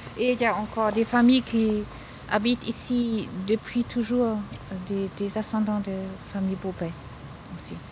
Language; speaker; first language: French; non-native, fluent; German